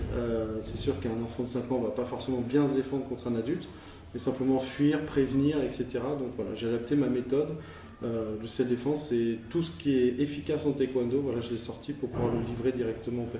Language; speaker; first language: French; native; French